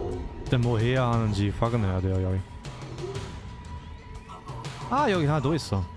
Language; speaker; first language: Korean; non-native, fluent; German